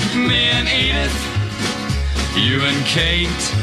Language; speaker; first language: English; early bilingual, other home language; German